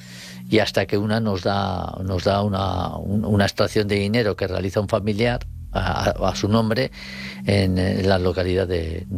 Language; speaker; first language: Spanish; native; Spanish